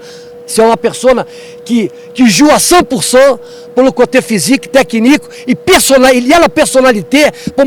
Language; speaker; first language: French; non-native, learner; Portuguese